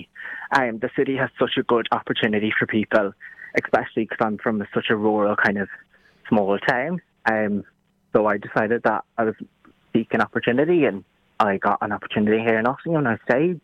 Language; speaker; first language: English; native; English